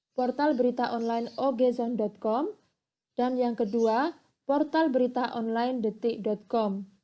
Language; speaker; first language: Indonesian; native; Indonesian